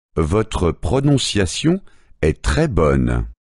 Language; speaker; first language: French; native; French